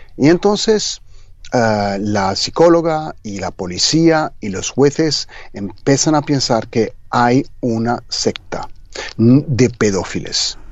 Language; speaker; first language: Spanish; non-native, fluent; Italian